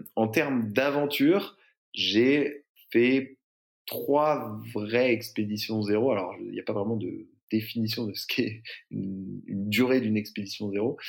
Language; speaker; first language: French; native; French